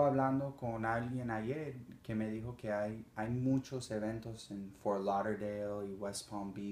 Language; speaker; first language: Spanish; early bilingual, heritage; Spanish